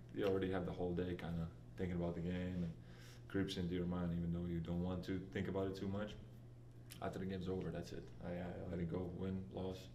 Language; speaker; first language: English; non-native, fluent; Latvian